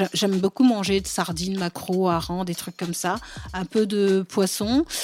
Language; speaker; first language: French; early bilingual, other home language; Bambara